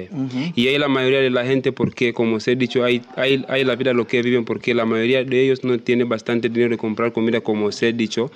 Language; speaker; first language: Spanish; non-native, learner; Masai